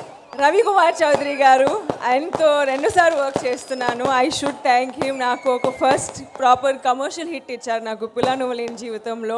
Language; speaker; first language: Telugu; non-native, learner; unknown